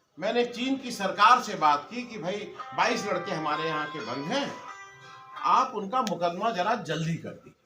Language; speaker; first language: Hindi; native; Hindi